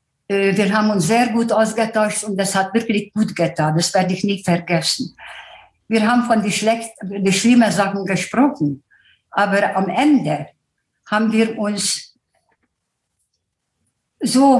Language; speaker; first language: German; non-native, fluent; Hungarian